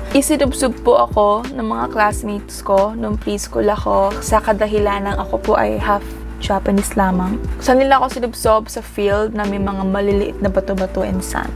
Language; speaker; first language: Filipino; early bilingual, heritage; Japanese